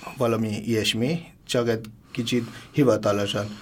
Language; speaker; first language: Hungarian; non-native, learner; Bangla